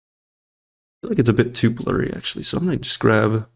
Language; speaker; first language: English; native; English